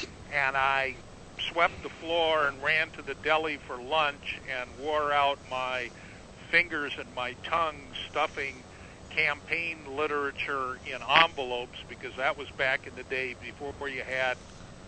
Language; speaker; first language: English; native; English